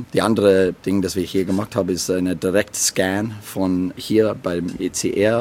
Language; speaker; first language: German; non-native, learner; English